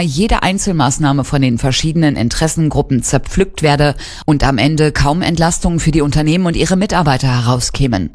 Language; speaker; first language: German; native; German